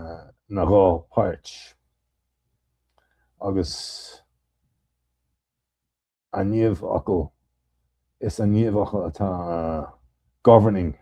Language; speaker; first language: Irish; non-native, learner; English